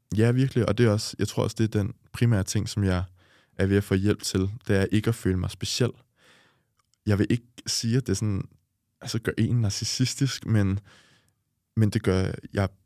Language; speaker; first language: Danish; native; Danish